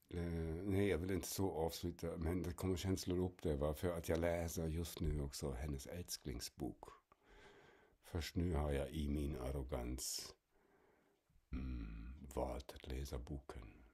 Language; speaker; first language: Swedish; non-native, fluent; German